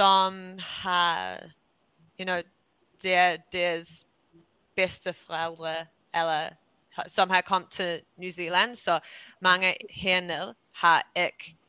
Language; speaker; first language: Danish; early bilingual, heritage; English